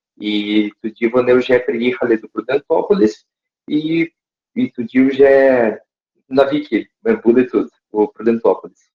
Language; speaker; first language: Ukrainian; early bilingual, heritage; Portuguese